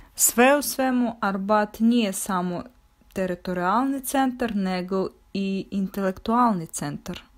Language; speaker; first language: Bosnian; non-native, fluent; Russian